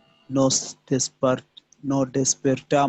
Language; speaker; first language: Spanish; non-native, learner; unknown